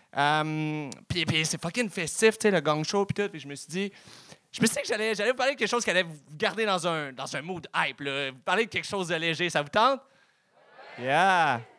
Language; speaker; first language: French; native; French